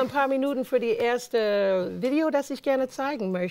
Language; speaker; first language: German; non-native, fluent; English